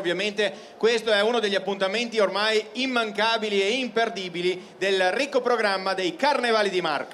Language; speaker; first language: Italian; native; Italian